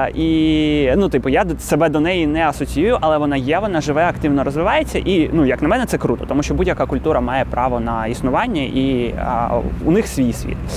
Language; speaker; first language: Ukrainian; non-native, local second language; Russian